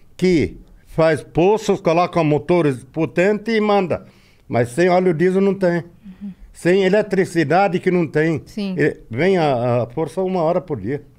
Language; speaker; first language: Portuguese; non-native, fluent; Arabic